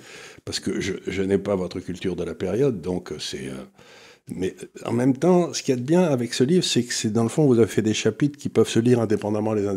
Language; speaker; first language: French; native; French